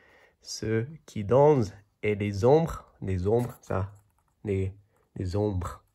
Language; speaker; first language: French; non-native, fluent; Chinese